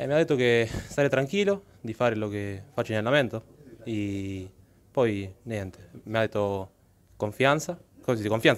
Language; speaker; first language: Italian; non-native, learner; Spanish